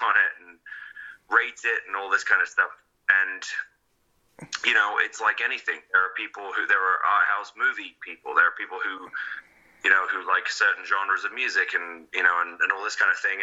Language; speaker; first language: English; native; English